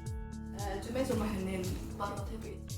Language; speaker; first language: Welsh; non-native, learner; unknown